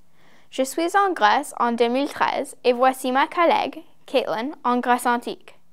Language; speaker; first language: French; non-native, learner; English